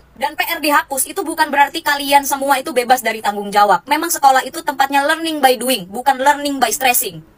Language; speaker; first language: Indonesian; native; Indonesian